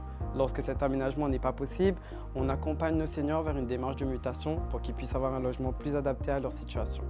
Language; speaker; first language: French; non-native, local second language; Réunion Creole French